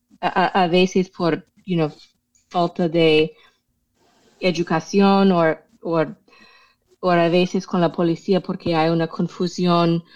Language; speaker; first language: Spanish; non-native, fluent; English